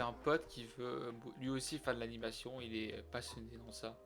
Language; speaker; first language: French; native; French